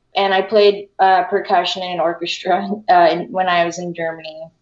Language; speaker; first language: English; early bilingual, other home language; Filipino